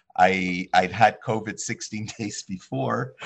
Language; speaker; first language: English; early bilingual, other home language; Polish